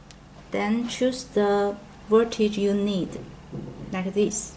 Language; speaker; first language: English; non-native, learner; Chinese